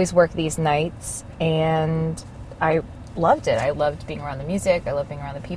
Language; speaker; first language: English; native; English